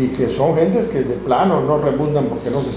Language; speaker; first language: Spanish; native; Spanish